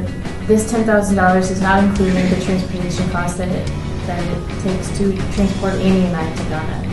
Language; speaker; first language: English; native; English